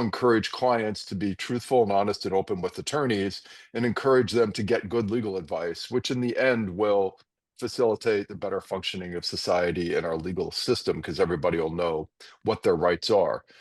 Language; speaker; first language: English; native; English